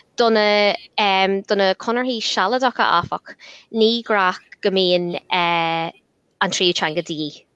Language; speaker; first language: Irish; non-native, local second language; English